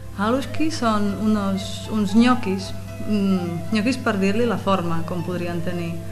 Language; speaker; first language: Catalan; non-native, fluent; Slovak